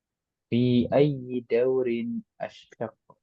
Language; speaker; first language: Arabic; non-native, fluent; Indonesian